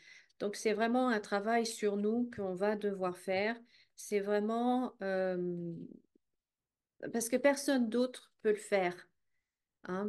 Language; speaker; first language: French; native; French